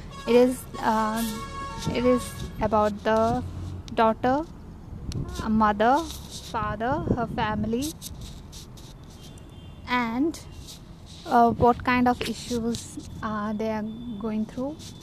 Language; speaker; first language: English; non-native, local second language; Malayalam